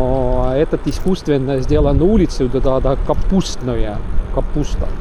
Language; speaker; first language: Russian; non-native, local second language; Estonian